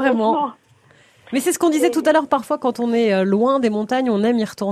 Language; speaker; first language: French; native; French